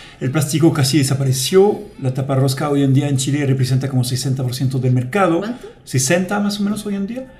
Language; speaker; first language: Spanish; non-native, fluent; French